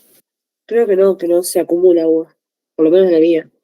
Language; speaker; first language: Spanish; native; Spanish